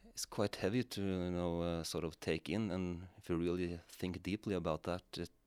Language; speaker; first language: English; non-native, fluent; Norwegian